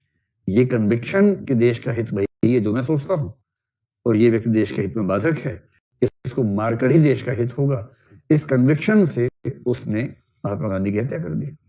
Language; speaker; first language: Hindi; native; Hindi